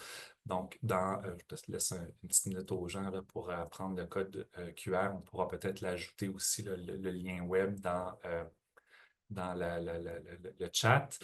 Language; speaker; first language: French; native; French